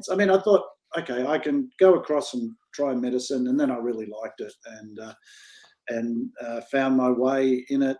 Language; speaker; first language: English; native; English